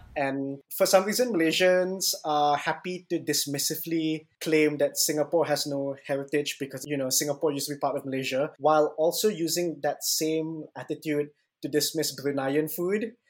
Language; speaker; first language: English; non-native, local second language; Malay